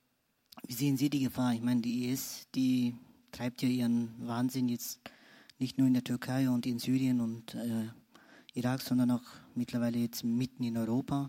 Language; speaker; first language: German; non-native, fluent; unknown